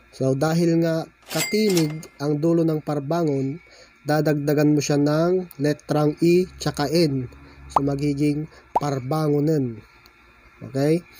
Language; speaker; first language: Filipino; non-native, local second language; Iloko